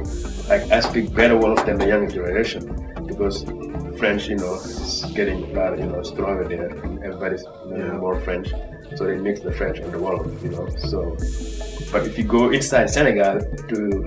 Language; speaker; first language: English; non-native, fluent; Wolof